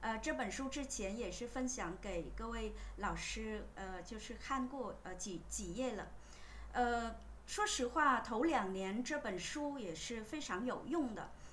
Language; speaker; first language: Chinese; non-native, fluent; Vietnamese